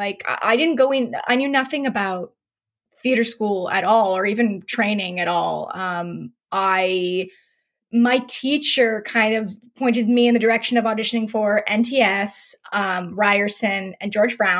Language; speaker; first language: English; native; English